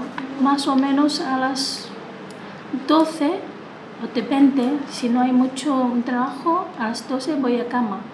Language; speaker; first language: Spanish; non-native, learner; Chinese